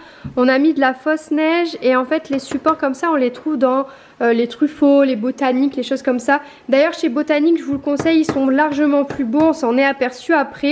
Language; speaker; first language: French; native; French